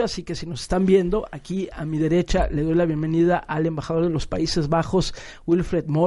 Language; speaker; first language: Spanish; native; Spanish